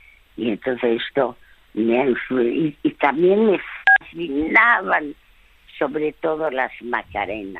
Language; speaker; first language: Spanish; early bilingual, other home language; French